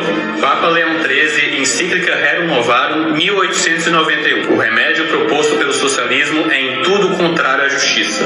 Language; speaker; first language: Portuguese; native; Portuguese